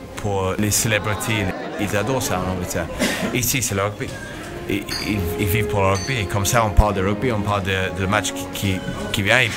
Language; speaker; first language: French; non-native, fluent; English